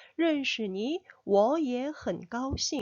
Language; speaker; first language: Chinese; non-native, fluent; Korean